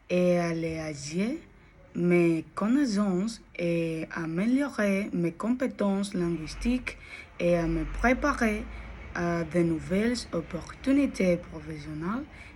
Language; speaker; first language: French; non-native, learner; Spanish